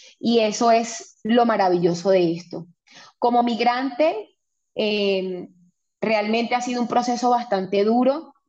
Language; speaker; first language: Spanish; native; Spanish